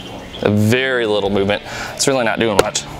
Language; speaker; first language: English; native; English